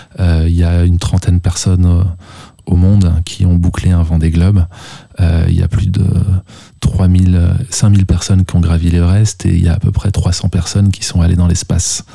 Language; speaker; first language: French; native; French